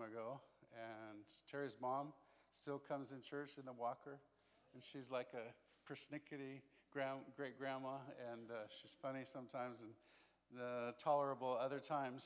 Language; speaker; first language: English; native; English